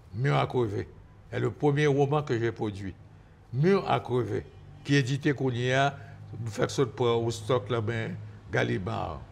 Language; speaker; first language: French; native; French